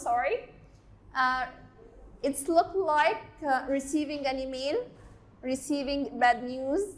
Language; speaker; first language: English; non-native, learner; Arabic